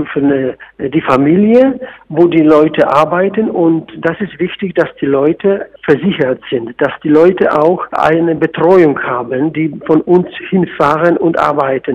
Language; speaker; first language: German; non-native, fluent; Polish